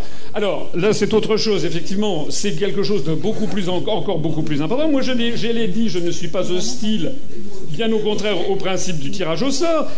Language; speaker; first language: French; native; French